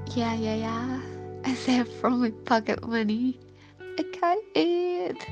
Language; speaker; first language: English; non-native, fluent; Indonesian